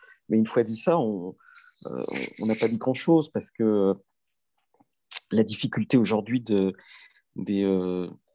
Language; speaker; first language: French; native; French